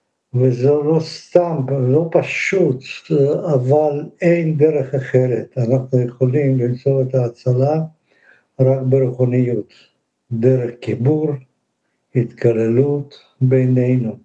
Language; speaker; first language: Hebrew; non-native, learner; Russian